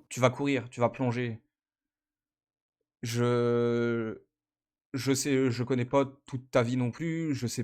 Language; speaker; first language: French; native; French